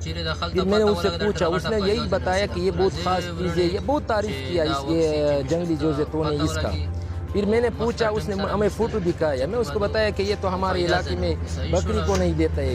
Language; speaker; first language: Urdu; non-native, local second language; Pashto